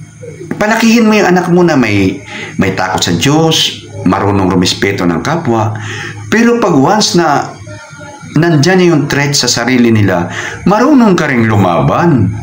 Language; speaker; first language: Filipino; non-native, local second language; Cebuano